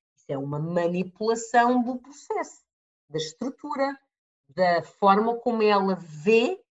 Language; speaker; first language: Portuguese; early bilingual, other home language; English